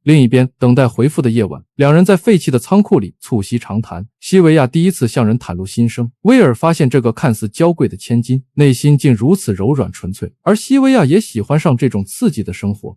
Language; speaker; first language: Chinese; native; Chinese